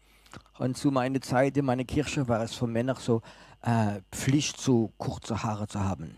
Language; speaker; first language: German; non-native, fluent; French